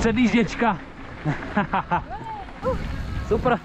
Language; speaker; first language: Czech; native; Czech